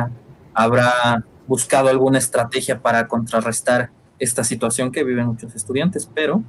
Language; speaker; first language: Spanish; native; Spanish